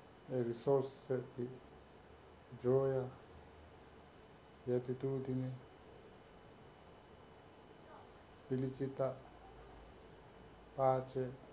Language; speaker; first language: Italian; non-native, learner; Tibetan